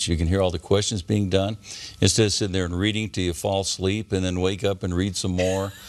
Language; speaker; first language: English; native; English